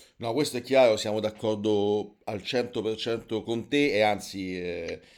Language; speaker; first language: Italian; native; Italian